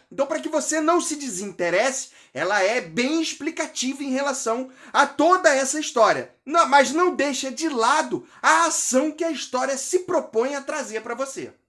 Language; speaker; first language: Portuguese; native; Portuguese